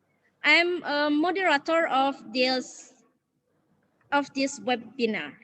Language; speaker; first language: English; non-native, learner; Indonesian